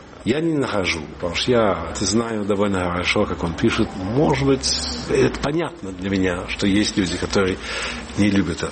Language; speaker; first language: Russian; early bilingual, heritage; Russian